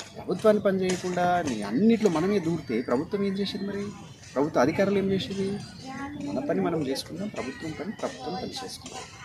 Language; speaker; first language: Telugu; non-native, local second language; Marathi